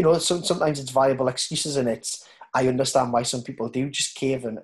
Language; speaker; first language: English; native; English